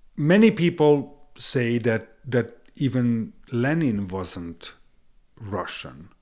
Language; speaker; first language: English; non-native, fluent; Hungarian